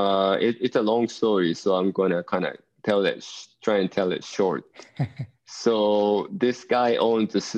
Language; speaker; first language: English; non-native, fluent; Japanese